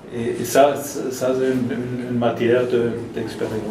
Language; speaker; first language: French; non-native, learner; German